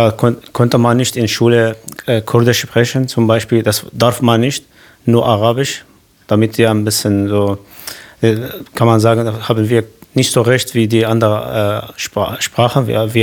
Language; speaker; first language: German; non-native, learner; Kurdish